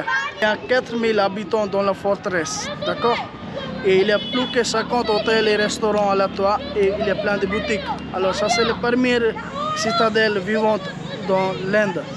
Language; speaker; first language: French; non-native, learner; Hindi